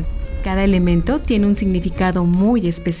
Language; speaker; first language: Spanish; native; Spanish